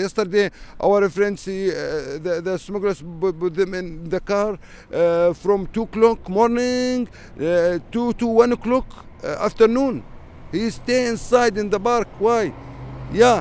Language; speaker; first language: English; non-native, learner; Arabic